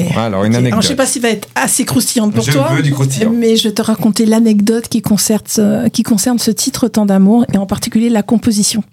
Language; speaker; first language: French; native; French